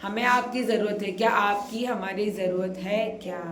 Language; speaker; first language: Hindi; non-native, local second language; Marathi